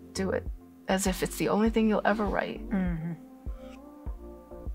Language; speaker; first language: English; native; English